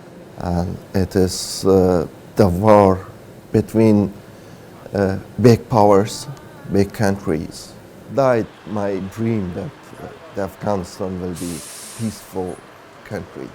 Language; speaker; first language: English; non-native, learner; Persian